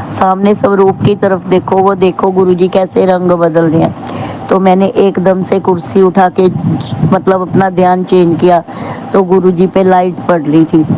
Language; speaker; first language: Hindi; non-native, local second language; Punjabi